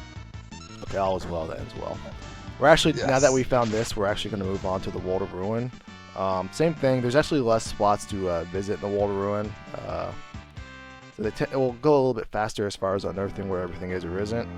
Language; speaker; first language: English; native; English